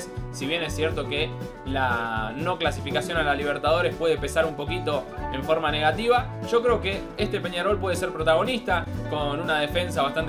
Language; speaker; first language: Spanish; native; Spanish